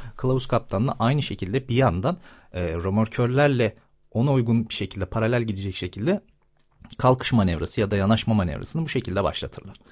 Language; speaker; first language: Turkish; native; Turkish